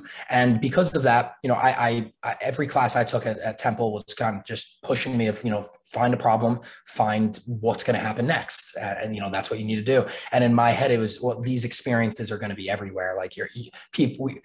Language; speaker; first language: English; native; English